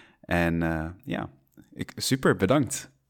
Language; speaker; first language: Dutch; non-native, fluent; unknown